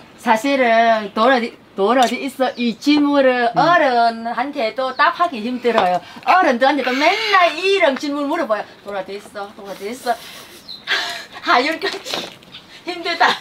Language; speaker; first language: Korean; non-native, fluent; Vietnamese